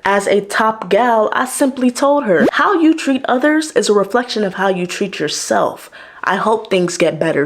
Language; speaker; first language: English; native; English